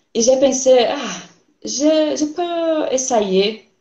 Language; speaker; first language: French; non-native, learner; Portuguese